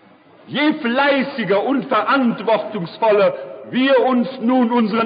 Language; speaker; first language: German; native; German